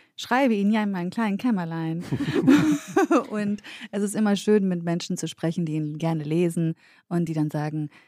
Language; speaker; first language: German; early bilingual, other home language; Central Kurdish